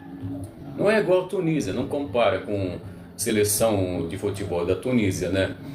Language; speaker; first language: Portuguese; non-native, local second language; Arabic